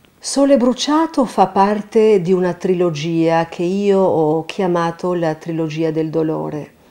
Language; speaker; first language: Italian; non-native, fluent; Albanian